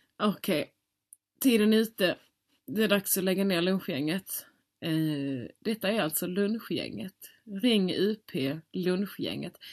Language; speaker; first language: Swedish; native; Swedish